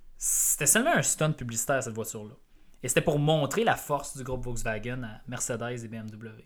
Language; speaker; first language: French; native; French